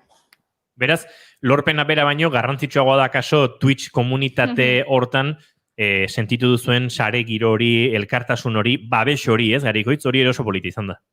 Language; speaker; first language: Basque; native; Basque